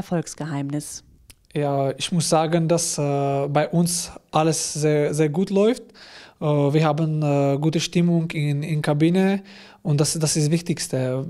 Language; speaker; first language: German; non-native, fluent; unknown